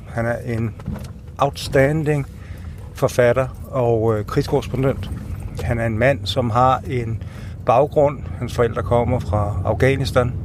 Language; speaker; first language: Danish; native; Danish